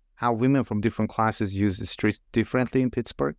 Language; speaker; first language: English; non-native, fluent; Persian